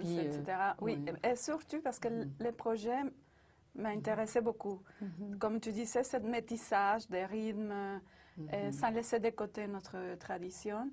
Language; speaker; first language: French; non-native, fluent; Spanish